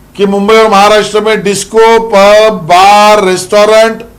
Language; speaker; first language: Hindi; non-native, local second language; Marathi